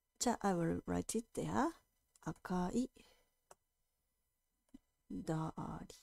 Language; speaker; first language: English; non-native, fluent; Japanese